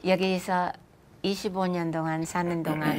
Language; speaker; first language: Korean; non-native, fluent; English